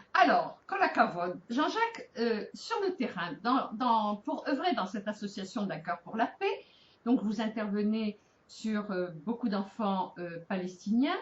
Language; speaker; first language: French; native; French